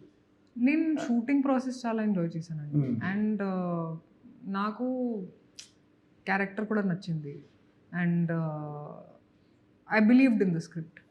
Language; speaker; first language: Telugu; non-native, fluent; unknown